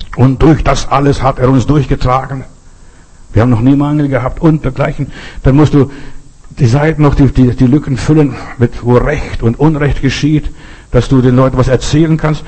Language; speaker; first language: German; native; German